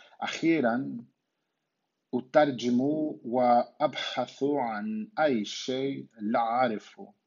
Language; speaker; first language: Arabic; non-native, learner; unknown